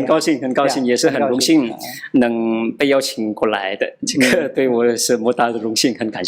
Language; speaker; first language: Chinese; non-native, local second language; Madurese